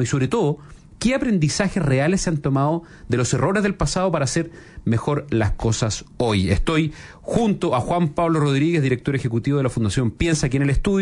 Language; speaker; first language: Spanish; native; Spanish